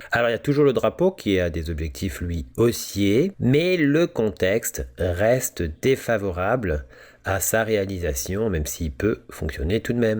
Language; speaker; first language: French; native; French